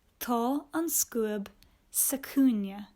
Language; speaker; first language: Irish; non-native, local second language; English